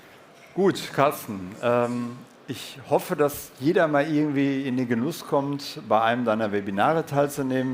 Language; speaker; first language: German; native; German